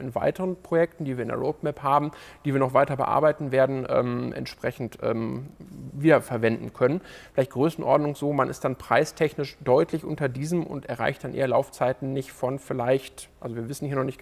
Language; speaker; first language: German; native; German